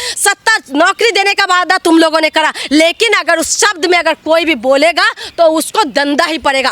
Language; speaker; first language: Hindi; non-native, local second language; Assamese